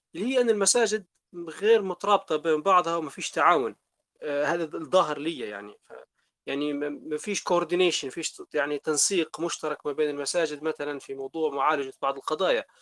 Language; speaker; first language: Arabic; native; Arabic